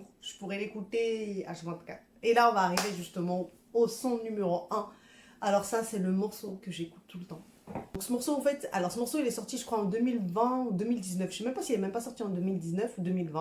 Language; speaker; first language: French; native; French